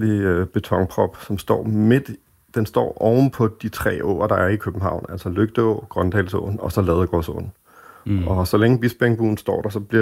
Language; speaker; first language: Danish; native; Danish